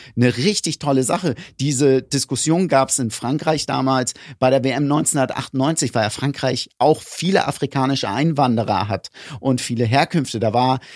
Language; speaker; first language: German; early bilingual, other home language; Greek